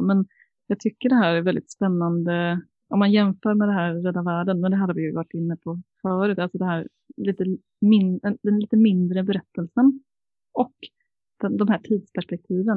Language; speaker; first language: Swedish; native; Swedish